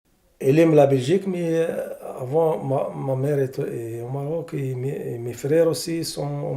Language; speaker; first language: French; non-native, learner; Arabic